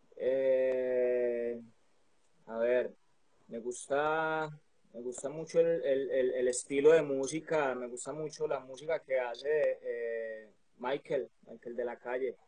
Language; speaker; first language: Spanish; native; Spanish